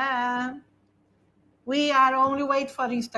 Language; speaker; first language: English; non-native, learner; Portuguese